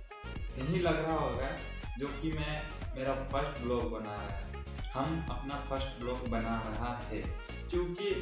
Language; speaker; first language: Hindi; non-native, local second language; Bangla